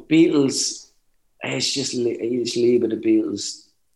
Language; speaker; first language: German; non-native, learner; English